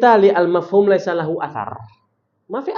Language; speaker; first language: Arabic; non-native, fluent; Indonesian